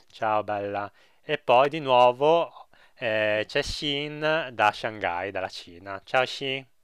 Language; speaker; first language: Italian; early bilingual, other home language; Chinese